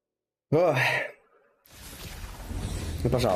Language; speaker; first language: Russian; native; Russian